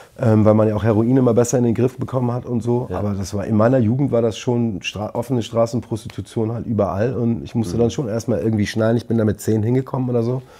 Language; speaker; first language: German; native; German